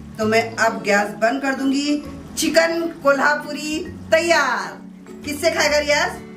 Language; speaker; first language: Hindi; non-native, local second language; Urdu